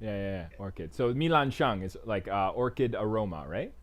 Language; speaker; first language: English; native; English